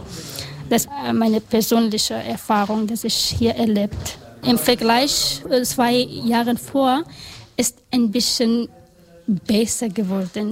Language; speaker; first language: German; non-native, learner; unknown